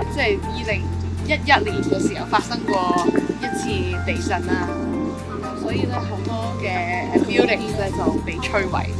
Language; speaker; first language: Chinese; native; Chinese